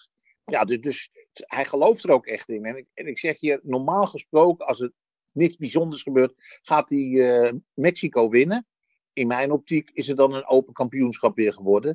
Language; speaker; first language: Dutch; native; Dutch